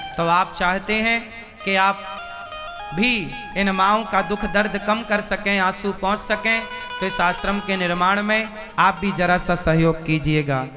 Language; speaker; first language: Hindi; native; Hindi